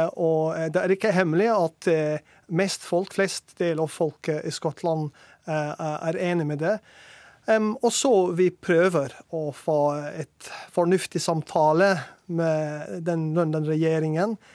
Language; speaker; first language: Norwegian; non-native, learner; English